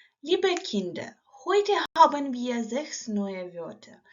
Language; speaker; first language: German; non-native, fluent; Ukrainian